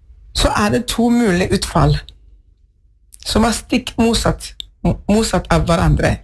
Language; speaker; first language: Norwegian; non-native, fluent; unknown